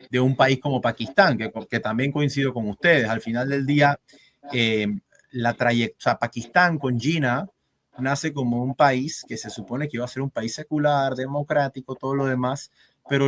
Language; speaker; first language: Spanish; native; Spanish